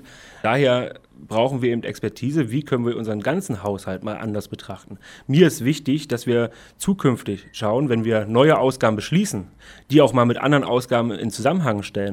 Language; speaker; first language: German; native; German